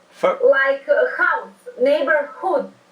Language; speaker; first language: English; non-native, fluent; Serbian